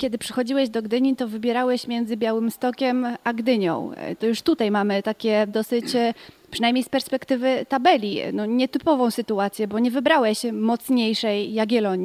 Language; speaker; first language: Polish; native; Polish